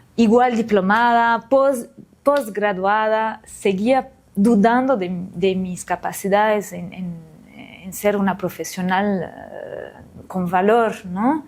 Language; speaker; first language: Spanish; non-native, fluent; French